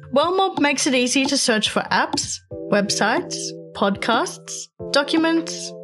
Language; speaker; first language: English; native; English